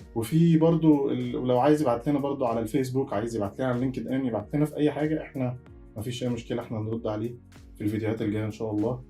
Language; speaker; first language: Arabic; native; Arabic